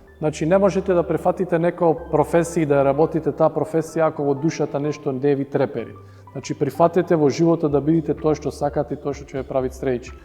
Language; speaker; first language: Macedonian; early bilingual, heritage; Macedonian